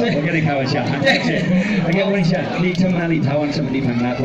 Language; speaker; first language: Chinese; non-native, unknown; English